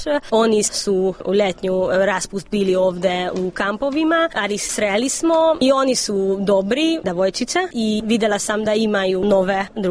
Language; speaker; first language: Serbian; non-native, local second language; Hungarian